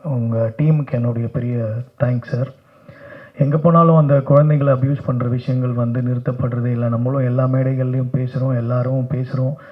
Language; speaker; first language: Tamil; native; Tamil